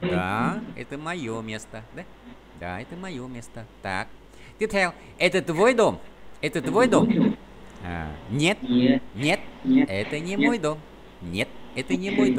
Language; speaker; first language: Russian; non-native, fluent; Vietnamese